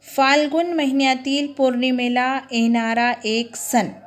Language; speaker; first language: Marathi; non-native, local second language; Urdu